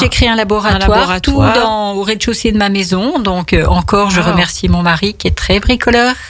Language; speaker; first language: French; native; French